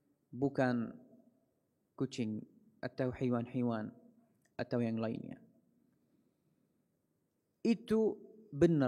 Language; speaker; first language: Indonesian; non-native, fluent; Arabic